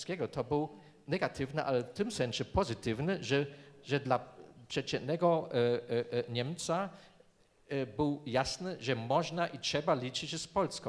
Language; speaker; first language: Polish; non-native, fluent; German